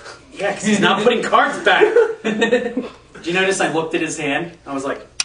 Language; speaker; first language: English; native; English